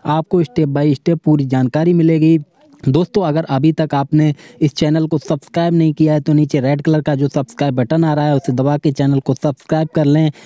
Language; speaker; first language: Hindi; native; Hindi